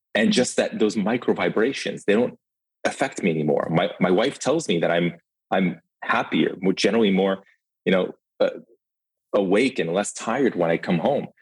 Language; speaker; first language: English; early bilingual, other home language; Ukrainian